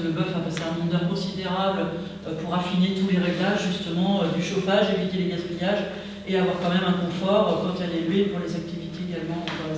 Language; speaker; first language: French; native; French